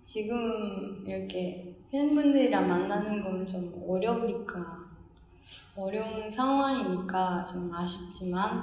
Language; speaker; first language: Korean; non-native, fluent; Japanese